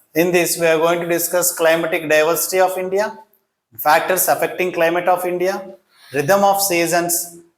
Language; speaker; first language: English; non-native, local second language; Telugu